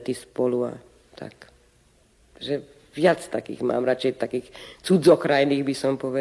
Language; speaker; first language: Slovak; early bilingual, heritage; Slovak